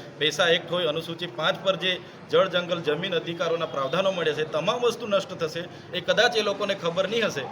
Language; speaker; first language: Gujarati; non-native, local second language; Vasavi